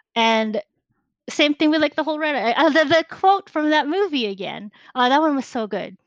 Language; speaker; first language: English; non-native, local second language; Filipino